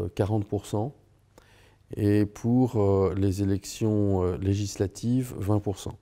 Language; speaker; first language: French; native; French